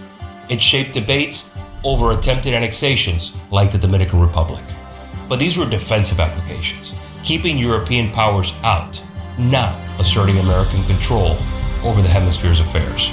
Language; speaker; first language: English; native; English